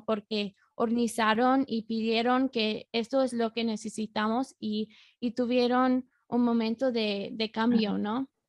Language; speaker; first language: Spanish; non-native, fluent; English